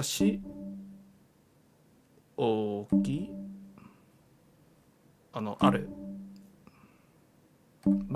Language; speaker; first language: Japanese; non-native, learner; English